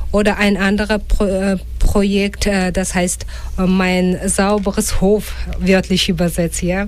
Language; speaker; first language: German; non-native, fluent; Russian